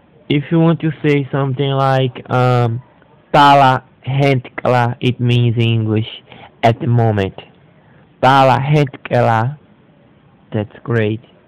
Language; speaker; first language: English; non-native, learner; Portuguese